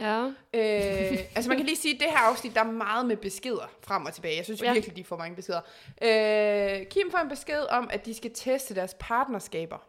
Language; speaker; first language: Danish; native; Danish